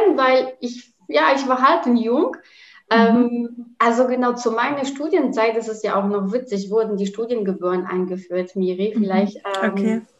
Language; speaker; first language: German; non-native, fluent; Polish